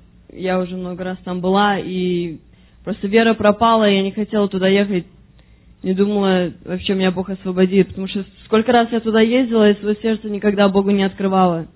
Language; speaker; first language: Russian; early bilingual, heritage; Russian